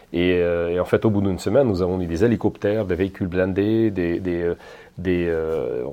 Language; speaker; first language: French; non-native, fluent; Hungarian